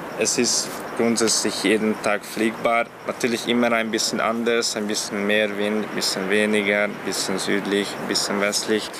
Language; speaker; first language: German; non-native, fluent; Hungarian